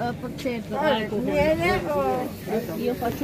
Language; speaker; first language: Italian; non-native, learner; Chinese